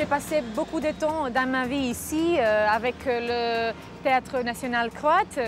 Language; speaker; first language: French; non-native, fluent; Croatian